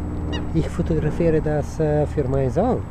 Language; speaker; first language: German; non-native, learner; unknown